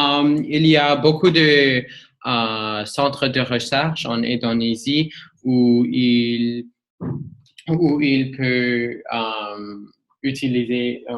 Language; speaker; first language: French; non-native, learner; English